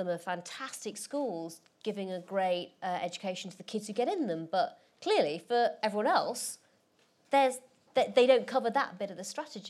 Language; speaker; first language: English; native; English